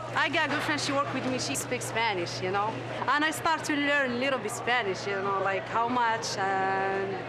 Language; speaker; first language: English; native; English